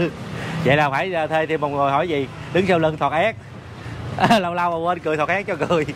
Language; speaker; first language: Vietnamese; native; Vietnamese